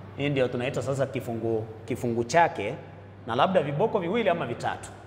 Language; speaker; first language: Swahili; non-native, local second language; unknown